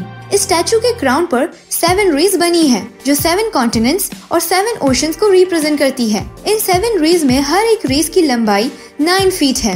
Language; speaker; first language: Hindi; native; Hindi